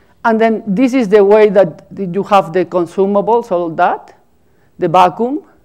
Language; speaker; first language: English; non-native, fluent; Spanish